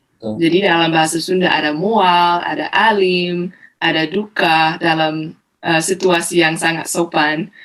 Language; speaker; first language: Indonesian; non-native, fluent; English